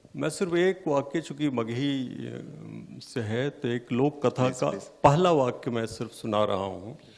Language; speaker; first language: Hindi; non-native, local second language; Magahi